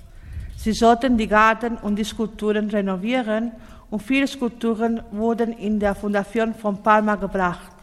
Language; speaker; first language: German; non-native, learner; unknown